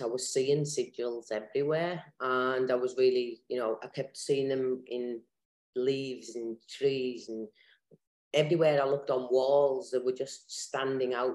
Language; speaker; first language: English; native; English